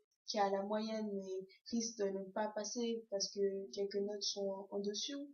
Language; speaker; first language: French; early bilingual, other home language; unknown